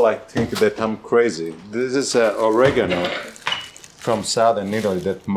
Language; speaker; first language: English; non-native, fluent; Italian